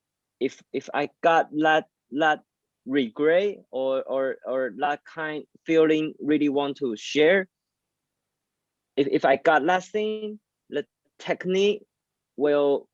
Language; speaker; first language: English; non-native, learner; Chinese